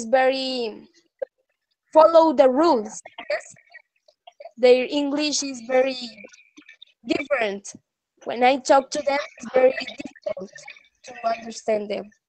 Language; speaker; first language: English; non-native, learner; Spanish